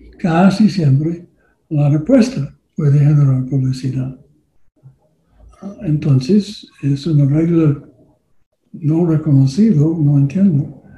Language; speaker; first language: Spanish; non-native, learner; English